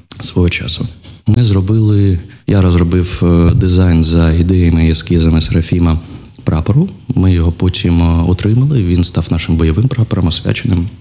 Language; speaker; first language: Ukrainian; non-native, local second language; Russian